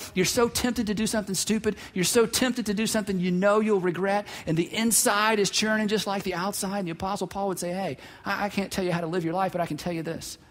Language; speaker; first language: English; native; English